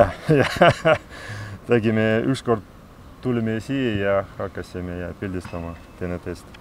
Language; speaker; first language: Estonian; non-native, local second language; Russian